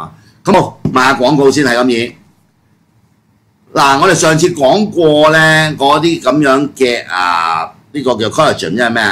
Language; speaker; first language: Cantonese; native; Cantonese